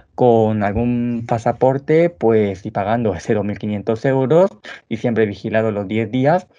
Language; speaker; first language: Spanish; native; Spanish